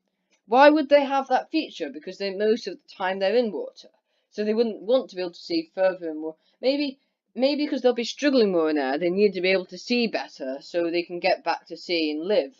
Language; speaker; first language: English; native; English